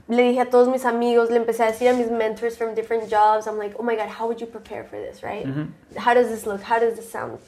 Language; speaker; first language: English; early bilingual, other home language; Spanish